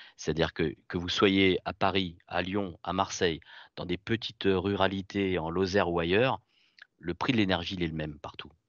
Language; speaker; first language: French; native; French